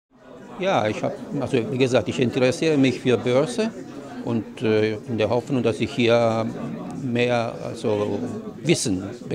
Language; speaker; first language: German; non-native, fluent; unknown